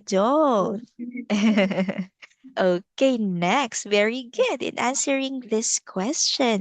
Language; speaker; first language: English; non-native, local second language; Filipino